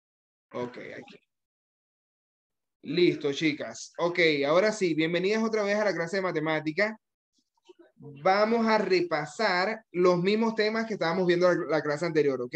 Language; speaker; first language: Spanish; native; Spanish